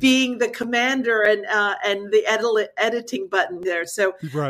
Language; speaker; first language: English; native; English